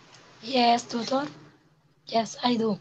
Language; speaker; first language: English; non-native, learner; Spanish